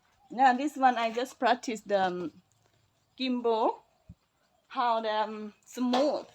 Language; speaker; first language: English; non-native, learner; Thai